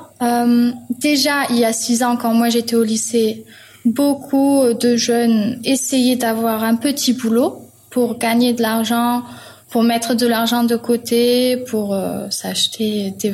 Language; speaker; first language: French; non-native, fluent; German